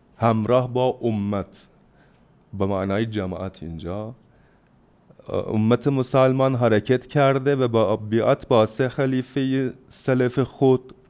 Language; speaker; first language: Persian; non-native, fluent; Turkish